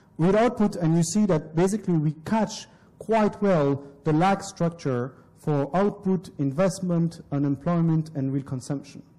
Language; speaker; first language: English; non-native, fluent; French